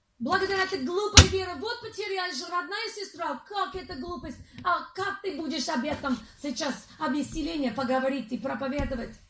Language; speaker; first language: Russian; non-native, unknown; English